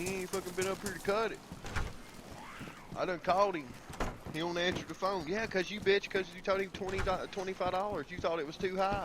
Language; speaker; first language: English; native; English